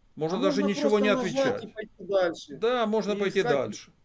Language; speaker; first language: Russian; native; Russian